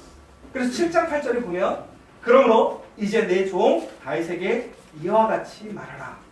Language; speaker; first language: Korean; native; Korean